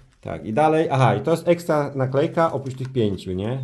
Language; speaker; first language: Polish; early bilingual, heritage; Polish